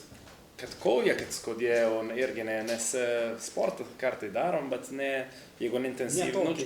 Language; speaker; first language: Lithuanian; non-native, learner; Italian